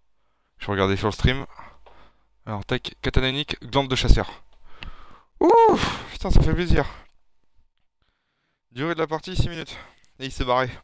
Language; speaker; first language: French; native; French